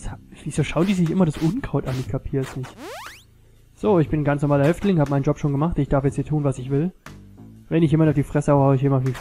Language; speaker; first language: German; native; German